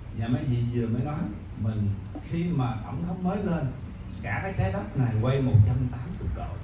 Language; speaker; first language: Vietnamese; native; Vietnamese